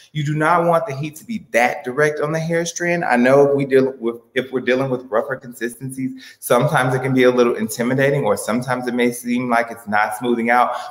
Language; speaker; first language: English; native; English